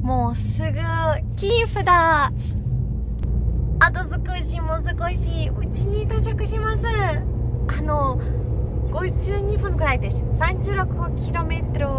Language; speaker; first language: Japanese; non-native, fluent; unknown